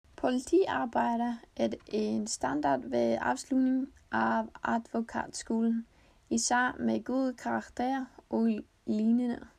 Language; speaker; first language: Danish; non-native, learner; Icelandic